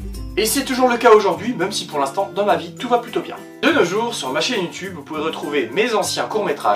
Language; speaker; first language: French; native; French